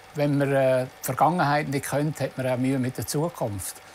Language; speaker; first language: German; native; German